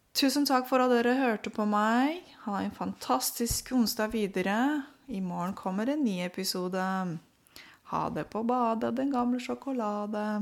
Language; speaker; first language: Norwegian; non-native, fluent; Romanian